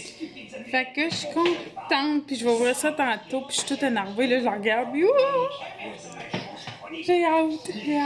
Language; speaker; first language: French; native; French